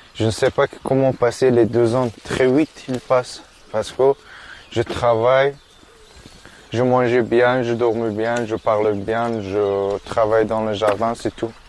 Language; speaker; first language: French; non-native, learner; Persian